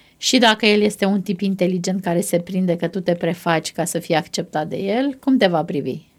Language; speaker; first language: Romanian; native; Romanian